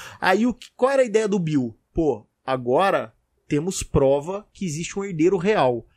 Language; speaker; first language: Portuguese; native; Portuguese